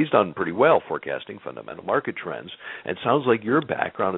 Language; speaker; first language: English; native; English